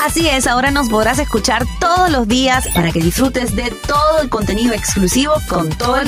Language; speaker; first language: Spanish; native; Spanish